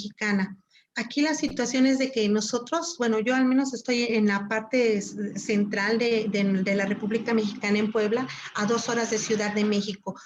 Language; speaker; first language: Spanish; native; Spanish